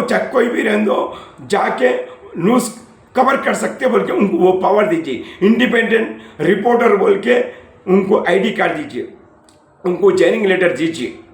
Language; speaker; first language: Hindi; non-native, local second language; Telugu